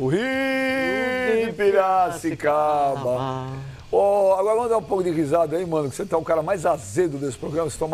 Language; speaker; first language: Portuguese; native; Portuguese